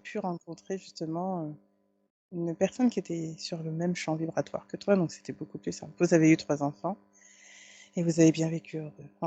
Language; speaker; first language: French; native; French